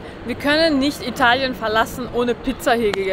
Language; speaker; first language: German; early bilingual, other home language; Persian